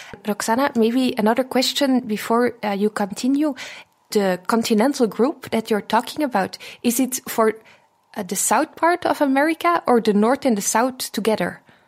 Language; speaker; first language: English; non-native, fluent; Dutch